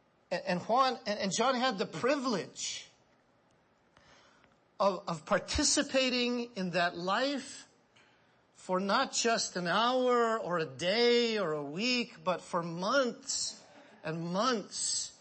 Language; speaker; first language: English; native; English